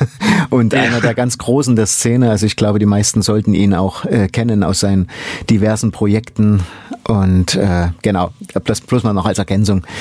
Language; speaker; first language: German; native; German